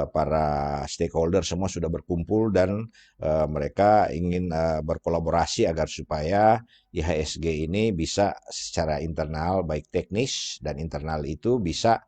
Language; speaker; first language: Indonesian; native; Indonesian